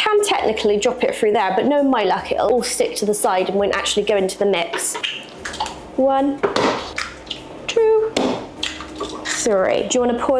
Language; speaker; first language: English; native; English